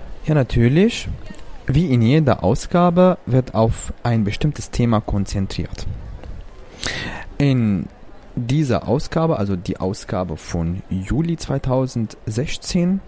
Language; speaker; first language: German; non-native, fluent; Arabic